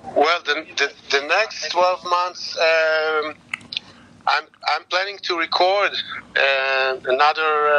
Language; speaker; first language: English; non-native, learner; Hebrew